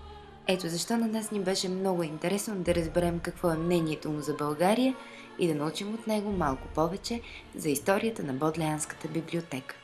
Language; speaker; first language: Bulgarian; native; Bulgarian